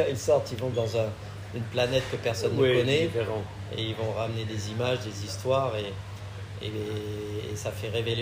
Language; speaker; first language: French; native; French